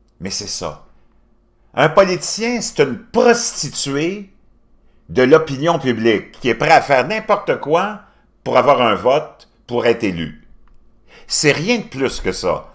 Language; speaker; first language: French; native; French